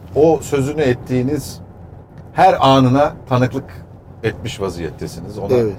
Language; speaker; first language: Turkish; native; Turkish